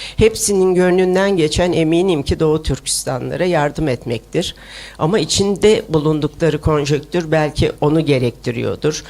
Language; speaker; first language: Turkish; early bilingual, other home language; Uyghur